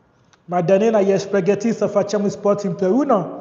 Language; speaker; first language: Romanian; non-native, learner; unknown